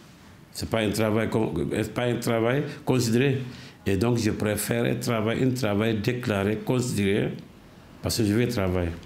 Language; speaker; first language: French; non-native, learner; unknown